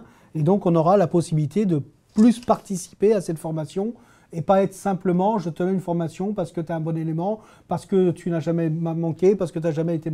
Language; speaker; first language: French; native; French